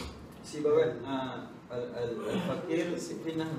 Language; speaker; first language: Arabic; non-native, learner; Malay